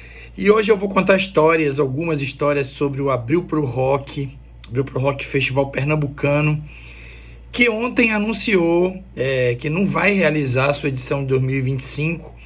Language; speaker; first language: Portuguese; native; Portuguese